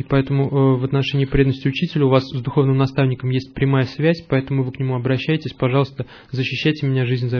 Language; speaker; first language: Russian; native; Russian